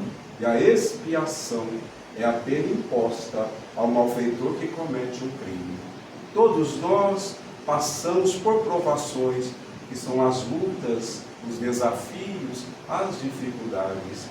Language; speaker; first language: Portuguese; native; Portuguese